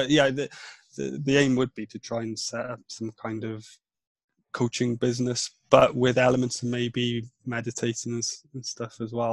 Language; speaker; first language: English; non-native, local second language; Welsh